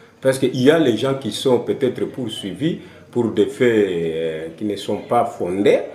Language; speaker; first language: French; non-native, local second language; Swahili